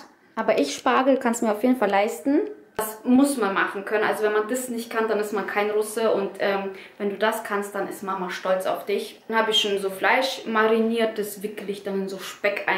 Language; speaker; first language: German; early bilingual, other home language; Russian